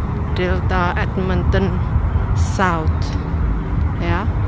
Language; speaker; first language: English; non-native, learner; Indonesian